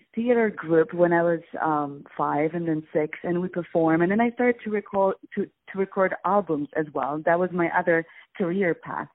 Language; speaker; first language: English; non-native, fluent; Polish